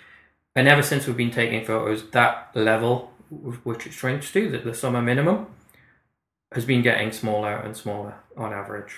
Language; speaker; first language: English; native; English